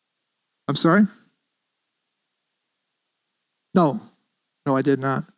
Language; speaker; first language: English; native; English